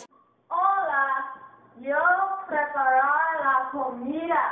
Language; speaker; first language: Spanish; non-native, learner; English